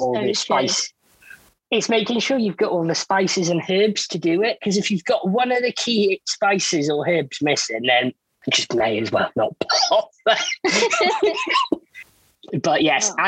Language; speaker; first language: English; native; English